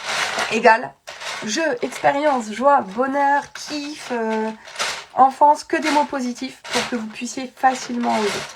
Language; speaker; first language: French; native; French